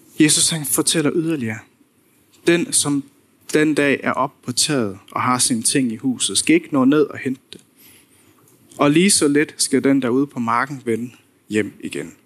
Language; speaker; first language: Danish; non-native, local second language; Faroese